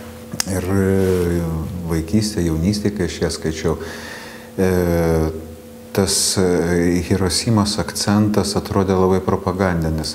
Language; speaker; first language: Lithuanian; native; Lithuanian